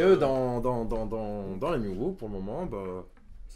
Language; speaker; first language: French; native; French